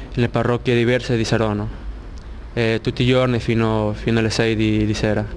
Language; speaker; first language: Italian; non-native, learner; Spanish